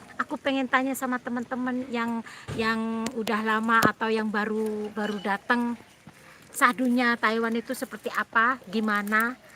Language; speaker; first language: Indonesian; non-native, local second language; Javanese